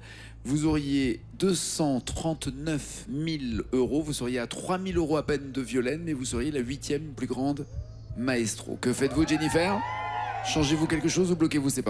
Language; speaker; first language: French; native; French